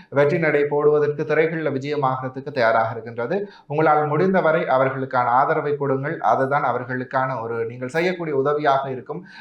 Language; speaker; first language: Tamil; native; Tamil